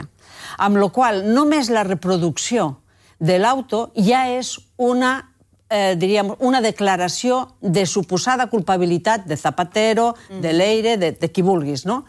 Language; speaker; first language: Catalan; native; Catalan